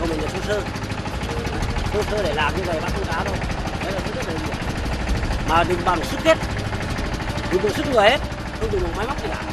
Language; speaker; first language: Vietnamese; native; Vietnamese